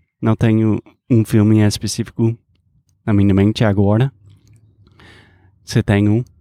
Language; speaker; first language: Portuguese; non-native, fluent; English